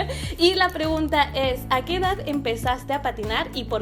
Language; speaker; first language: Spanish; native; Spanish